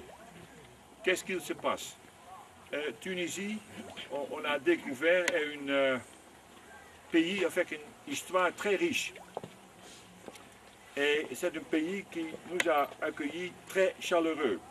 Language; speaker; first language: French; non-native, fluent; Dutch